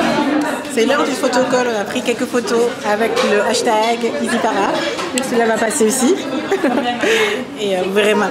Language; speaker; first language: French; native; French